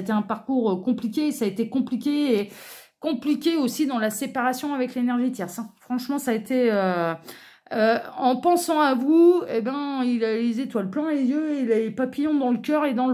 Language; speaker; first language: French; native; French